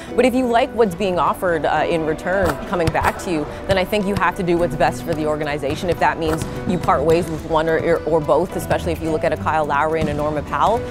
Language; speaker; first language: English; native; English